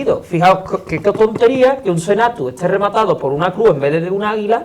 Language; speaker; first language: Spanish; native; Spanish